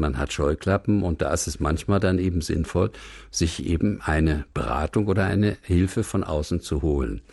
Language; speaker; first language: German; native; German